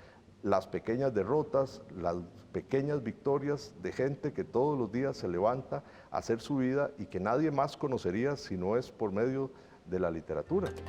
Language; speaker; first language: Spanish; native; Spanish